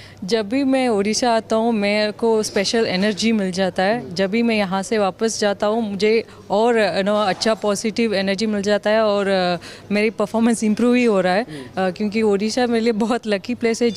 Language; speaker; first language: Hindi; non-native, local second language; Tamil